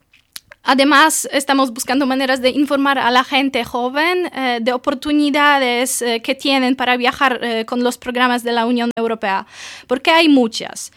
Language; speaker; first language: Spanish; non-native, fluent; Polish